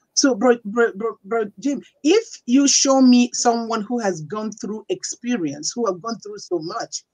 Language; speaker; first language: English; non-native, local second language; Igbo